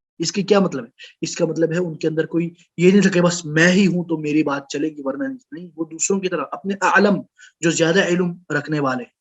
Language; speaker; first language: Urdu; non-native, local second language; Pashto